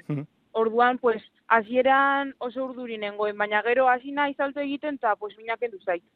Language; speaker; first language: Basque; non-native, local second language; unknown